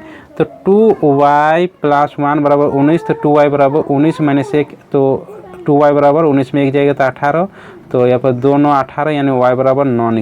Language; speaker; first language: Hindi; native; Hindi